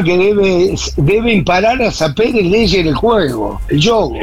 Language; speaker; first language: Italian; non-native, fluent; Spanish